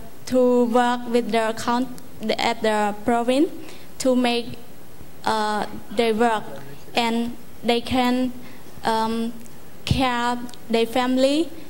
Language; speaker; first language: English; non-native, learner; Khmer